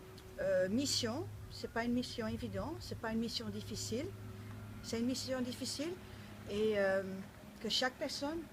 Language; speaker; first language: French; non-native, local second language; Dutch